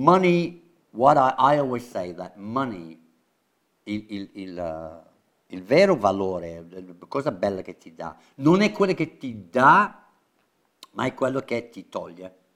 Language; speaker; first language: Italian; non-native, fluent; English